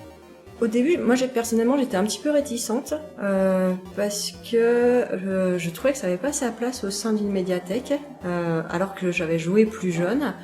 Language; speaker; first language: French; native; French